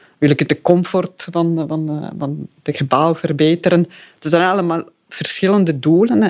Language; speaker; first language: Dutch; non-native, fluent; Italian